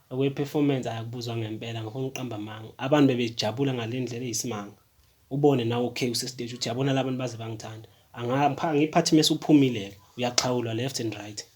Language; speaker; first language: Zulu; native; Zulu